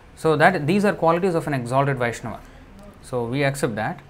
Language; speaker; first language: English; non-native, local second language; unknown